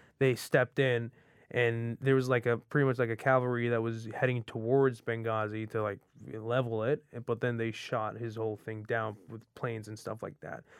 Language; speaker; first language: English; early bilingual, other home language; Arabic